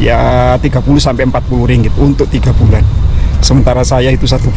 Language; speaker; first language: Indonesian; native; Indonesian